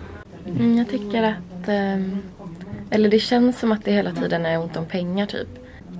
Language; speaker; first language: Swedish; native; Swedish